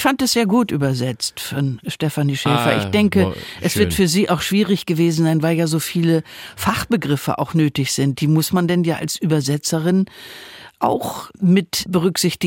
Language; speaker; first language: German; native; German